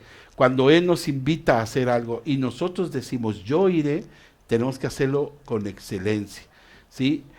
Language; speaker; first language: Spanish; native; Spanish